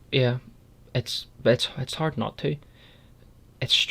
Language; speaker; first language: English; native; English